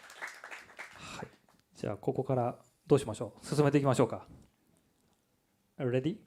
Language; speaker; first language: Japanese; native; Japanese